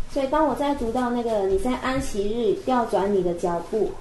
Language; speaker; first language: Chinese; native; Chinese